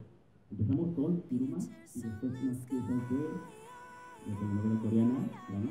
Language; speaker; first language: Spanish; non-native, fluent; Korean